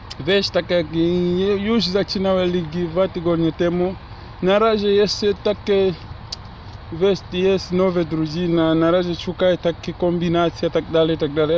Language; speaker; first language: Polish; non-native, learner; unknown